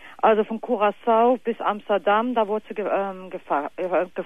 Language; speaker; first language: German; non-native, fluent; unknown